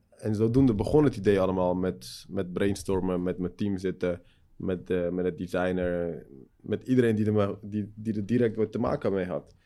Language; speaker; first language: Dutch; early bilingual, other home language; Persian